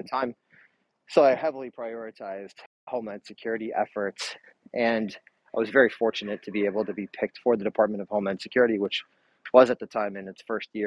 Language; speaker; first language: English; native; English